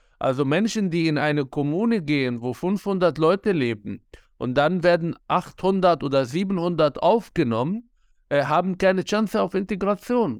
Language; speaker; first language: German; non-native, fluent; Arabic